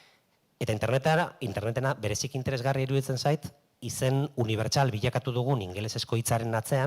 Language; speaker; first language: Basque; native; Basque